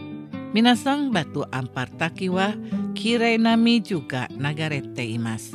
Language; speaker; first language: Japanese; non-native, fluent; Indonesian